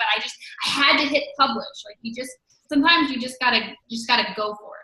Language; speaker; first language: English; native; English